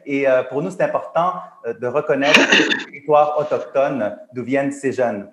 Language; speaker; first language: French; native; French